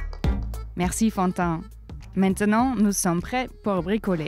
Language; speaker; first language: French; non-native, fluent; German